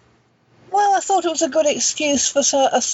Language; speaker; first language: English; native; English